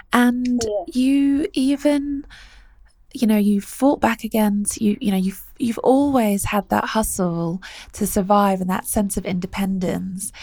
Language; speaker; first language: English; native; English